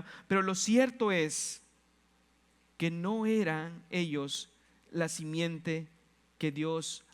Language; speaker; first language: Spanish; native; Spanish